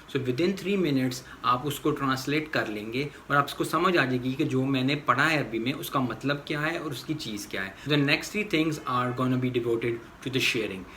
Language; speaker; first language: Urdu; native; Urdu